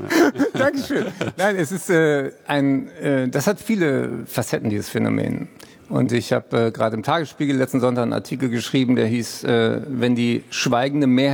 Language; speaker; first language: German; native; German